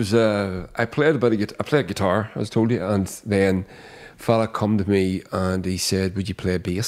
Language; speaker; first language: English; native; English